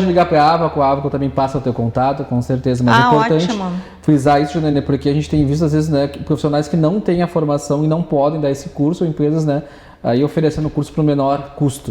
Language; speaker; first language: Portuguese; native; Portuguese